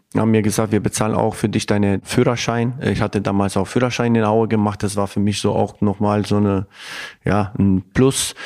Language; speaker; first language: German; non-native, fluent; Albanian